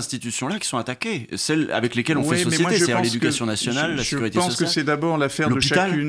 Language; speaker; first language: French; native; French